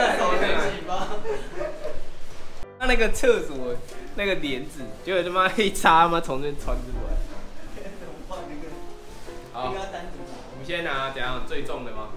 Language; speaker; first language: Chinese; native; Chinese